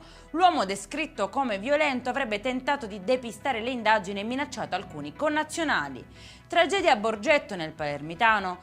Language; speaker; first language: Italian; native; Italian